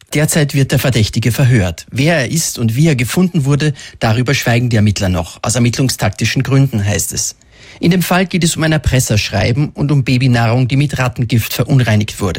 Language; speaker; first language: German; native; German